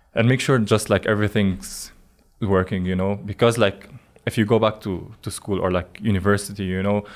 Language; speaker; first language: English; non-native, fluent; Arabic